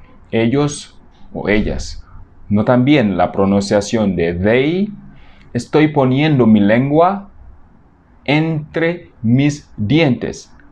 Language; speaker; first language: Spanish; non-native, fluent; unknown